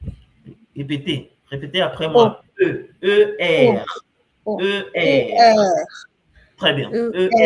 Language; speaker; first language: French; non-native, fluent; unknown